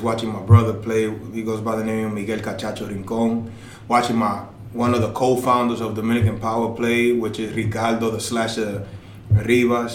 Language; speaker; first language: English; native; English